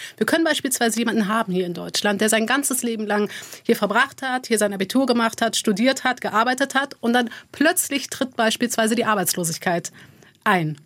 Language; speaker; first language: German; early bilingual, other home language; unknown